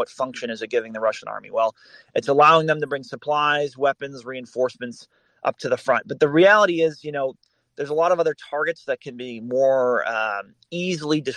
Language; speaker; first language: English; native; English